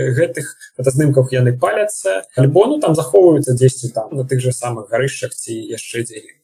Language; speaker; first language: Belarusian; non-native, local second language; Russian